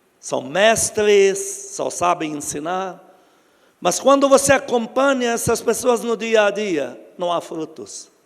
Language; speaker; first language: Portuguese; non-native, fluent; Arabic